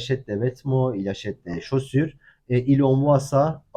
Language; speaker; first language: French; non-native, learner; Turkish